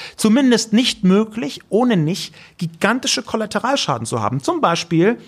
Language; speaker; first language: German; native; German